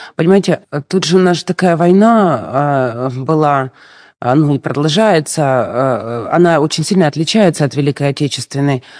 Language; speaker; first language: Russian; native; Russian